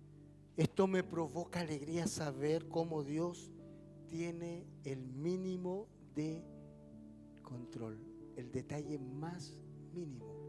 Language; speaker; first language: Spanish; native; Spanish